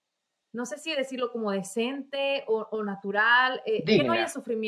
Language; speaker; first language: Spanish; native; Spanish